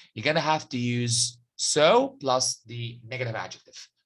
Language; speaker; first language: English; non-native, fluent; Arabic